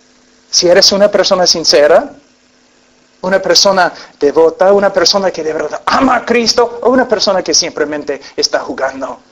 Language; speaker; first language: Spanish; non-native, fluent; English